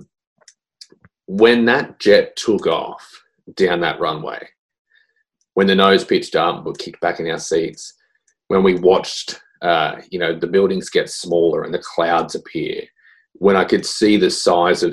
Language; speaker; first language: English; native; English